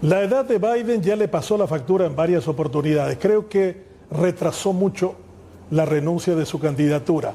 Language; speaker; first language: Spanish; native; Spanish